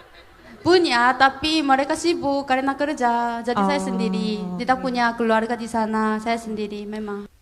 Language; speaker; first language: Indonesian; non-native, learner; Korean